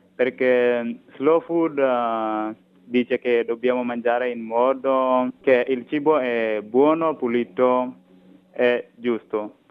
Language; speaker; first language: Italian; non-native, learner; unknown